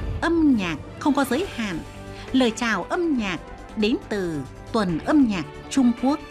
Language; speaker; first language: Vietnamese; non-native, fluent; Chinese